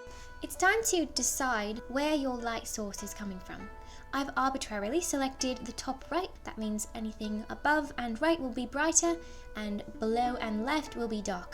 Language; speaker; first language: English; native; English